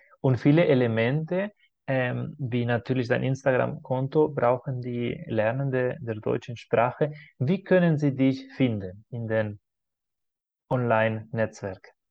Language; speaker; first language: German; non-native, fluent; Spanish